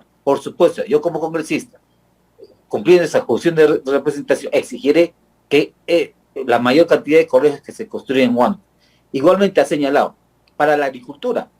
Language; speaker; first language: Spanish; native; Spanish